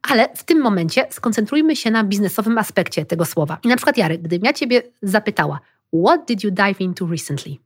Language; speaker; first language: Polish; early bilingual, heritage; Polish